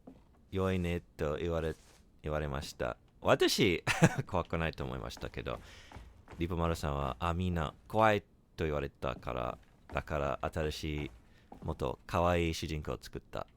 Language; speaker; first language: Japanese; non-native, learner; English